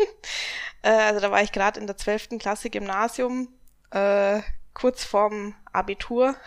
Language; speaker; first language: German; native; German